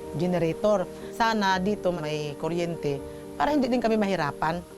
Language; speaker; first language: Filipino; non-native, local second language; Hiligaynon